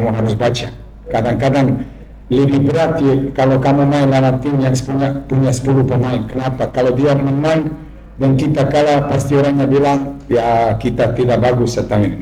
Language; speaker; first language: Indonesian; non-native, fluent; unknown